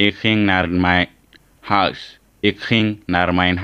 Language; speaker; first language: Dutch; non-native, learner; Tigrinya